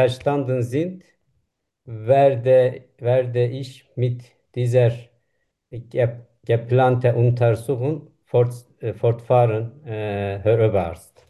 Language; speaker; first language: German; non-native, learner; Turkish